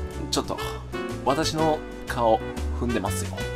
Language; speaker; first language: Japanese; native; Japanese